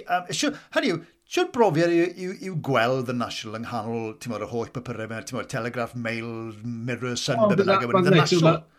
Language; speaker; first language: Welsh; native; Welsh